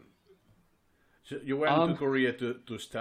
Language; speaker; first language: English; non-native, fluent; Spanish